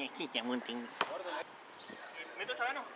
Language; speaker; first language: Spanish; native; Spanish